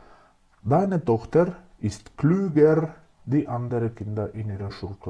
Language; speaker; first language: German; non-native, fluent; Macedonian